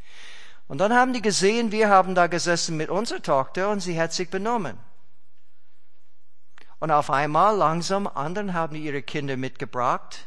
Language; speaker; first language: German; non-native, fluent; English